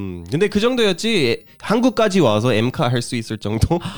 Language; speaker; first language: Korean; early bilingual, heritage; Korean